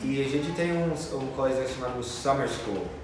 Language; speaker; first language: Portuguese; non-native, fluent; English